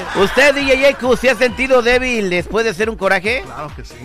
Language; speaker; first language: Spanish; native; Spanish